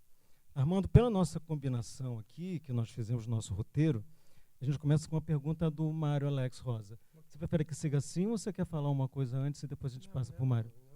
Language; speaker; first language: Portuguese; native; Portuguese